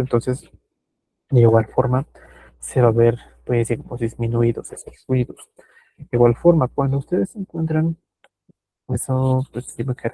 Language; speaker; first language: Spanish; native; Spanish